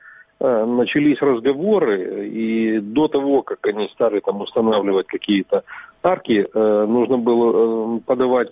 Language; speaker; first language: Russian; native; Russian